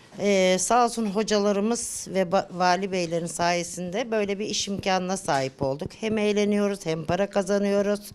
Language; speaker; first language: Turkish; native; Turkish